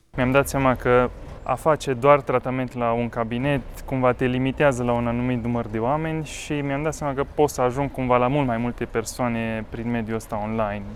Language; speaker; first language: Romanian; native; Romanian